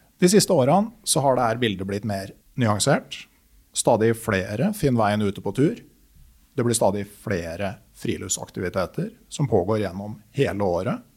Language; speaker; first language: Norwegian; native; Norwegian